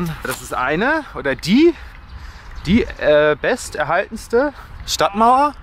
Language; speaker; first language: German; native; German